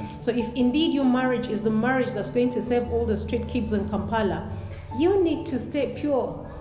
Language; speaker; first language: English; non-native, local second language; Ganda